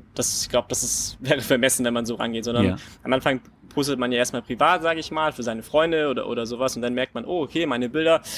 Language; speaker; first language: German; native; German